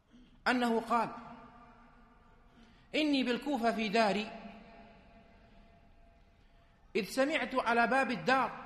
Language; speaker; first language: Arabic; native; Arabic